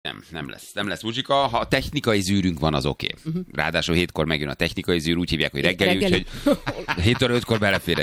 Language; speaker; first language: Hungarian; native; Hungarian